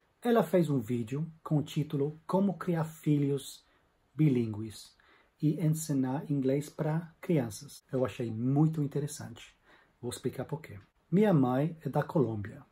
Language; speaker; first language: Portuguese; non-native, fluent; English